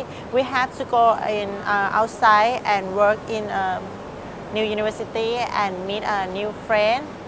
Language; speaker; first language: English; non-native, learner; Thai